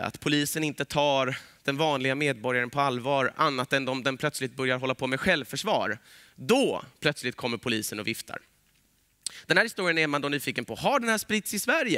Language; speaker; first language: Swedish; native; Swedish